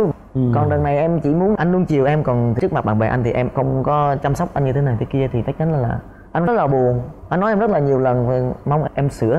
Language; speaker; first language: Vietnamese; native; Vietnamese